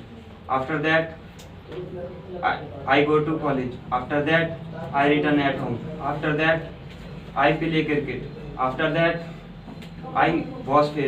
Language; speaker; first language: English; non-native, learner; Hindi